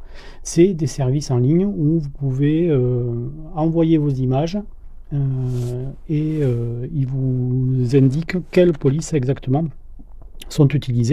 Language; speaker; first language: French; native; French